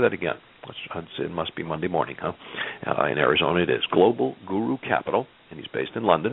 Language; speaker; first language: English; native; English